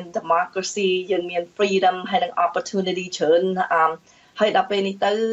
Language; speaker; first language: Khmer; early bilingual, heritage; Khmer